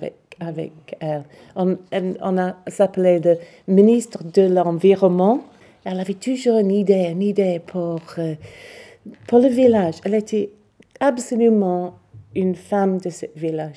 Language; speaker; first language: French; non-native, learner; English